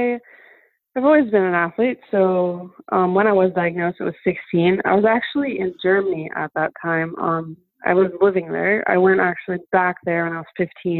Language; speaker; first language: English; early bilingual, other home language; German